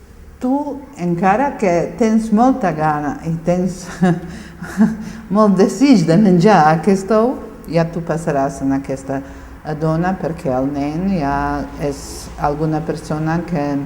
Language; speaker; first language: Catalan; non-native, fluent; Bosnian